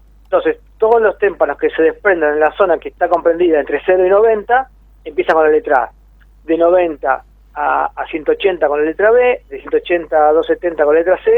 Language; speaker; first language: Spanish; native; Spanish